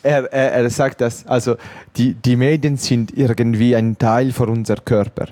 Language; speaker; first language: German; non-native, local second language; Italian